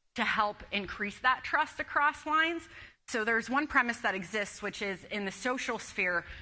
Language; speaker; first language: English; native; English